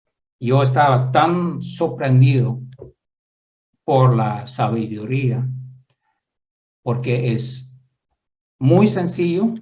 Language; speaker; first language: Spanish; non-native, fluent; Dutch